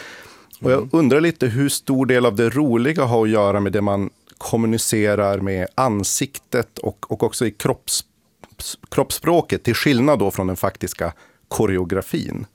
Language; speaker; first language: Swedish; native; Swedish